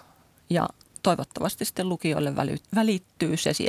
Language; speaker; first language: Finnish; native; Finnish